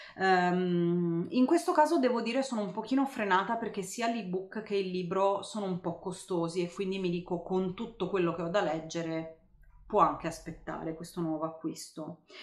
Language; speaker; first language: Italian; native; Italian